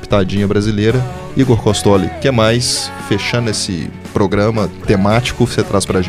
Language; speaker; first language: Portuguese; native; Portuguese